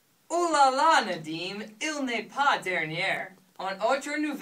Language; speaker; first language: French; non-native, learner; English